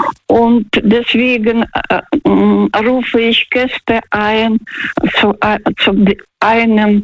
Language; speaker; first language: German; non-native, fluent; Russian